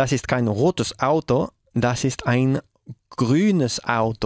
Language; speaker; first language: German; non-native, learner; Spanish